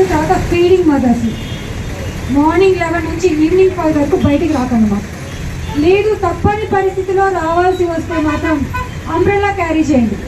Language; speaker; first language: Telugu; native; Telugu